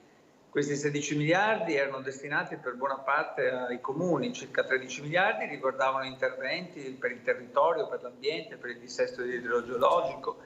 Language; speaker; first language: Italian; native; Italian